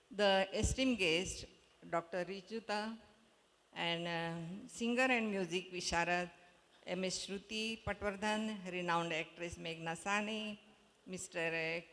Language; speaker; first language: English; non-native, local second language; Marathi